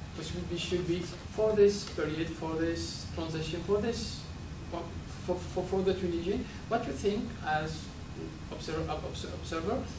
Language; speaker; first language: English; non-native, fluent; Arabic